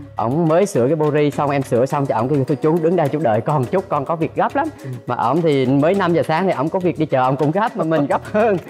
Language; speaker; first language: Vietnamese; native; Vietnamese